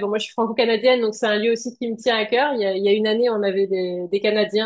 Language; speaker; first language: French; native; French